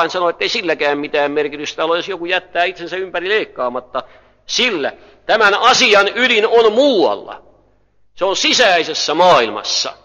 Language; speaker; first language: Finnish; native; Finnish